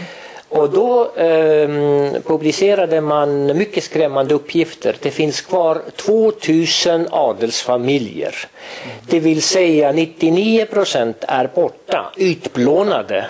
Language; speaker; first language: Swedish; non-native, fluent; Estonian